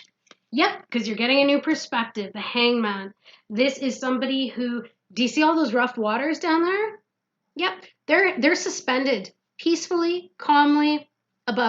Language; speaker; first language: English; native; English